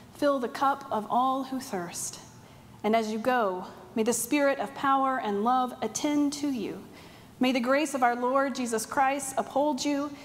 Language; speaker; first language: English; native; English